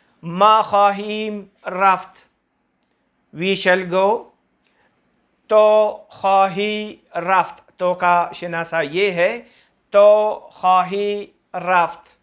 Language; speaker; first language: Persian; non-native, fluent; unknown